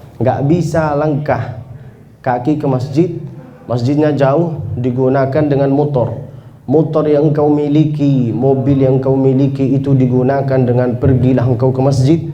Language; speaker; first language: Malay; non-native, fluent; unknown